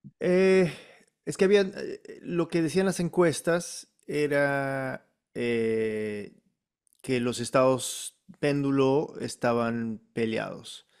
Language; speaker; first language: Spanish; early bilingual, heritage; Spanish